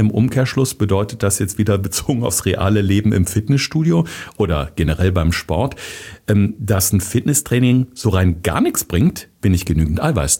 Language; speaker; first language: German; native; German